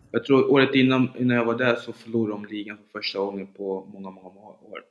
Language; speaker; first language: Swedish; early bilingual, other home language; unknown